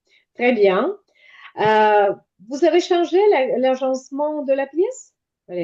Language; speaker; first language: French; non-native, fluent; Ukrainian